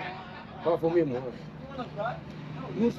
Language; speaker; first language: French; non-native, learner; Arabic